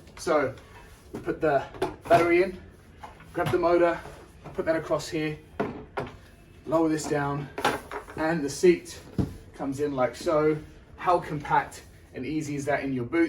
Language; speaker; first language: English; native; English